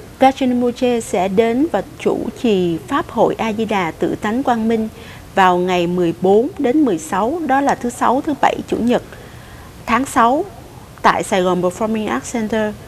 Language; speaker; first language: Vietnamese; native; Vietnamese